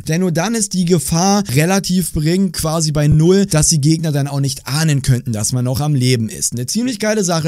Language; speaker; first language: German; native; German